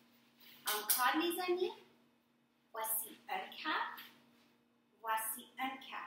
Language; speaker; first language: French; non-native, fluent; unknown